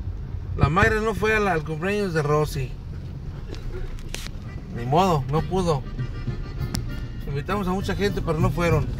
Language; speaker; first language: Spanish; native; Spanish